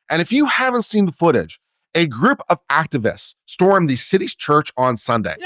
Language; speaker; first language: English; native; English